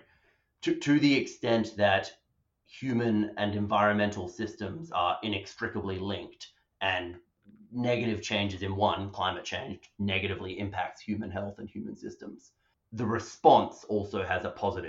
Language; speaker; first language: English; native; English